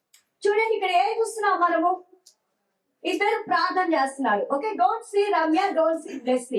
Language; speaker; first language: Telugu; native; Telugu